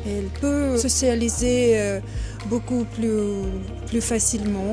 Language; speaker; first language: French; non-native, fluent; Russian